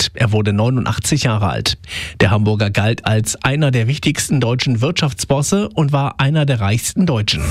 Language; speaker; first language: German; native; German